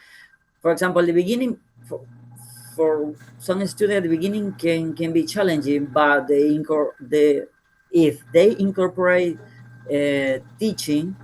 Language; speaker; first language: English; non-native, fluent; Spanish